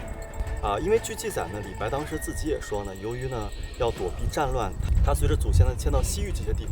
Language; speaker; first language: Chinese; native; Chinese